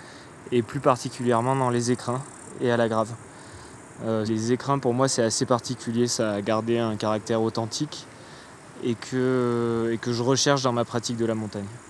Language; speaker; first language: French; native; French